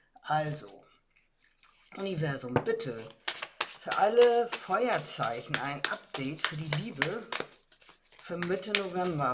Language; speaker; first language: German; native; German